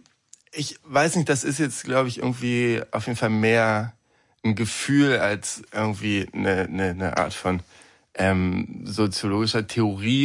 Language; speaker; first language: German; native; German